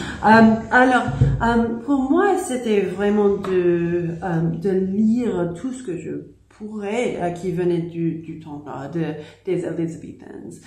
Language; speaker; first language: French; non-native, learner; English